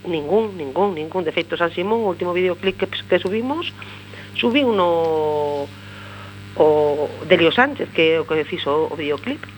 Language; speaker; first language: Galician; non-native, local second language; Spanish